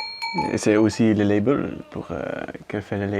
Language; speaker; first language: French; non-native, learner; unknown